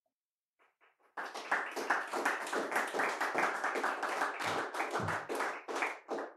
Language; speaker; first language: English; native; English